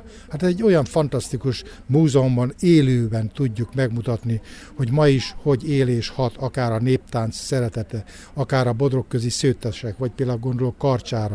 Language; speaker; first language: Hungarian; native; Hungarian